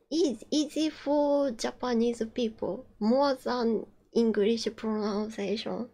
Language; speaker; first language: English; non-native, learner; Japanese